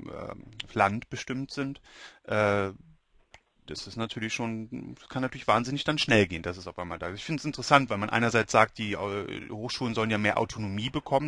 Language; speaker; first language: German; native; German